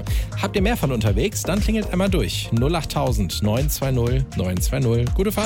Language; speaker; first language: German; native; German